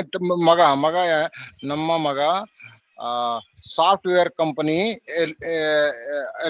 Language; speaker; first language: Kannada; non-native, learner; Hindi